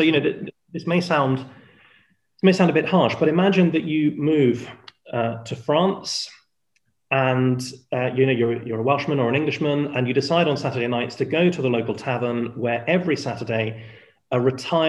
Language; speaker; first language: English; non-native, fluent; Spanish